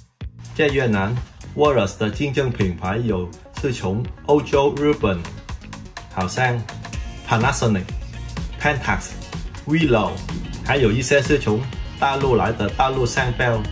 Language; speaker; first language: Chinese; early bilingual, heritage; Chinese